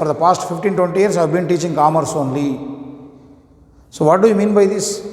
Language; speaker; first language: English; non-native, local second language; Telugu